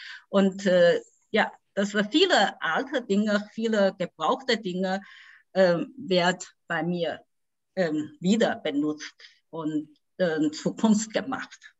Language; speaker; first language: German; non-native, fluent; Chinese